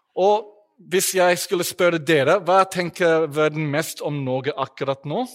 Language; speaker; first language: Norwegian; non-native, fluent; English